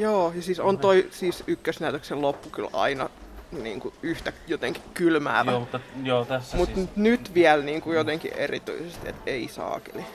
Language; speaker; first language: Finnish; native; Finnish